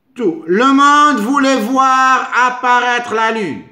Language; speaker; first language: French; non-native, local second language; Arabic